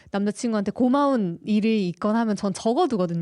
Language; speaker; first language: Korean; native; Korean